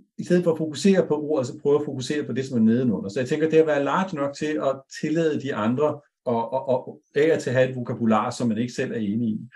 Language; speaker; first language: Danish; native; Danish